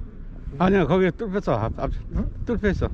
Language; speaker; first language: Korean; native; Korean